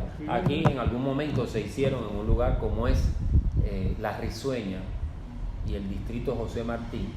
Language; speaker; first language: Spanish; native; Spanish